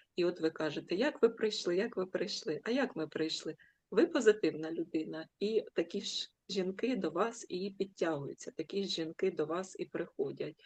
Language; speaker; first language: Ukrainian; non-native, local second language; Russian